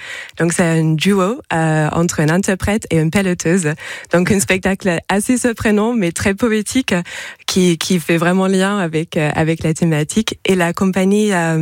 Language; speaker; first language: French; non-native, fluent; English